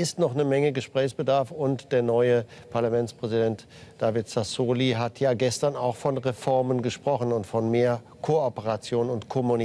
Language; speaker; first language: German; native; German